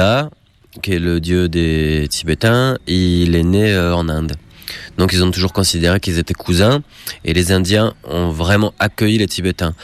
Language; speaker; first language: French; native; French